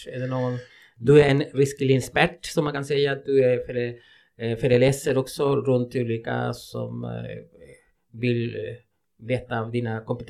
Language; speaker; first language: Swedish; non-native, fluent; Spanish